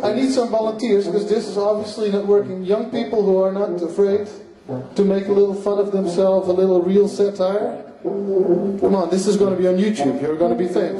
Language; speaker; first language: English; non-native, fluent; Western Frisian